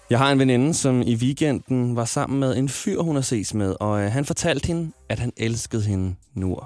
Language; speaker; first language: Danish; native; Danish